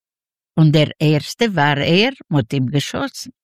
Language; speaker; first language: German; non-native, learner; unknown